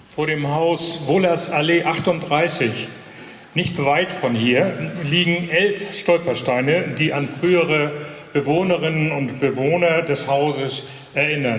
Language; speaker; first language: German; native; German